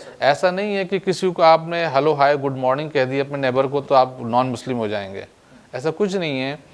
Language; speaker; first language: Urdu; native; Urdu